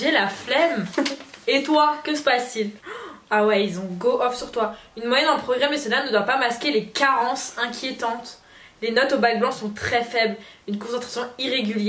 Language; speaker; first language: French; native; French